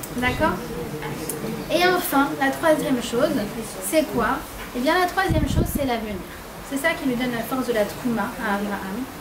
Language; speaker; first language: French; native; French